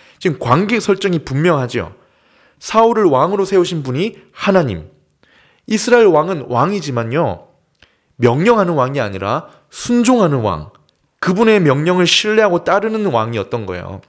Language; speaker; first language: Korean; native; Korean